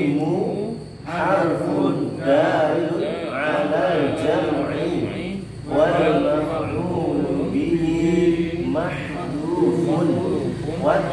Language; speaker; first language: Arabic; non-native, fluent; Indonesian